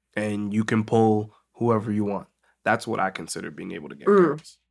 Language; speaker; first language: English; native; English